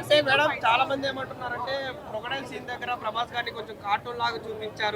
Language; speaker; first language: Telugu; native; Telugu